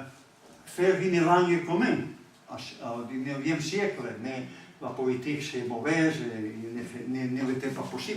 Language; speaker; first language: French; non-native, learner; Catalan